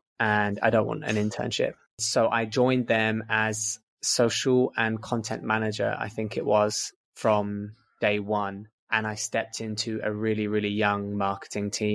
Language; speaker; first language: English; native; English